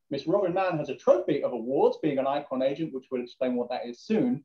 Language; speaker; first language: English; native; English